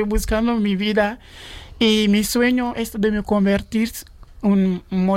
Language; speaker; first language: Spanish; non-native, learner; Bambara